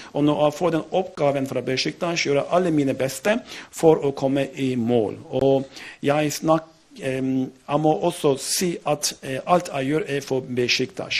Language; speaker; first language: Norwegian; non-native, fluent; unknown